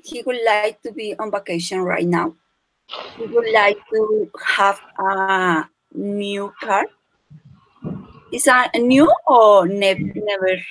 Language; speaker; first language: English; non-native, learner; Spanish